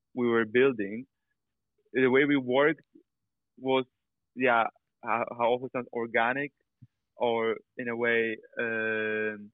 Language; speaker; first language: English; non-native, fluent; Polish